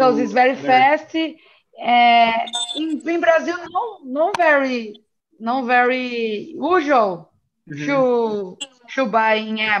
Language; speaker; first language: English; non-native, learner; Portuguese